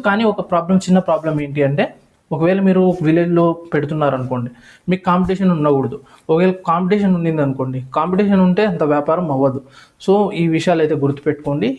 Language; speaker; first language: Telugu; non-native, local second language; Urdu